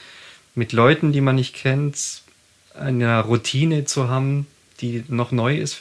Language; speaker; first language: German; native; German